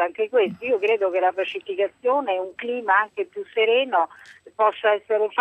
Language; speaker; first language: Italian; native; Italian